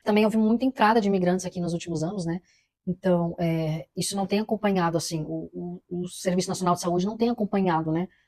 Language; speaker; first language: Portuguese; native; Portuguese